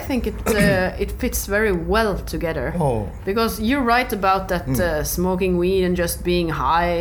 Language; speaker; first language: English; non-native, learner; Norwegian